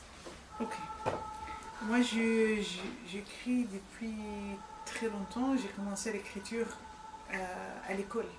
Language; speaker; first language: French; non-native, fluent; Arabic